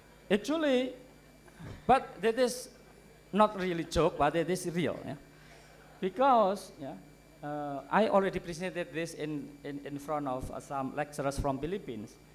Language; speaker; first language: English; non-native, fluent; Indonesian